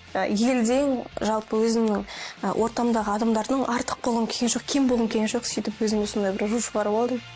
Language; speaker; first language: Kazakh; non-native, local second language; Russian